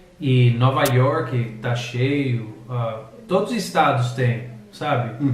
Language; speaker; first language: Portuguese; non-native, fluent; English